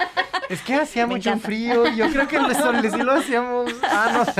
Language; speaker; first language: Spanish; non-native, fluent; English